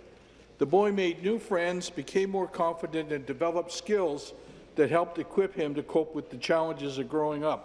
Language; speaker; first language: English; native; English